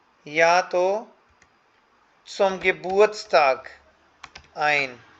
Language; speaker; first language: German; non-native, fluent; Hindi